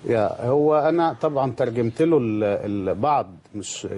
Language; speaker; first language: Arabic; native; Arabic